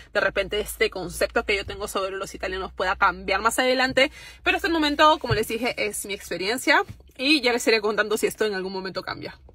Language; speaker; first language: Spanish; native; Spanish